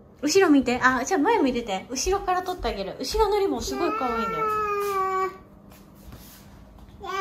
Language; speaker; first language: Japanese; native; Japanese